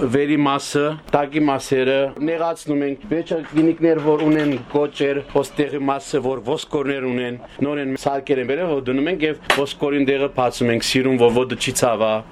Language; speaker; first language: Armenian; early bilingual, heritage; Armenian